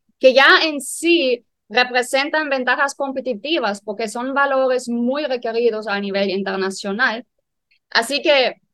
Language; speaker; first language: Spanish; non-native, fluent; German